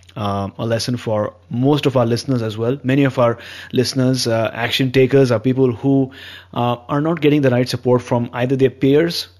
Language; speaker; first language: English; non-native, local second language; Hindi